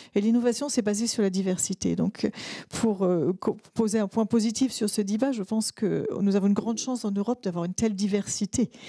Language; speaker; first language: French; native; French